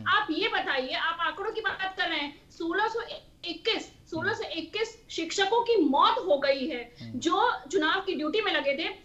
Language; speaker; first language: Hindi; native; Hindi